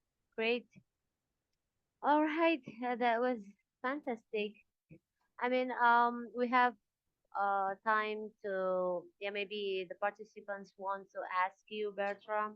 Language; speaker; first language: English; non-native, local second language; Indonesian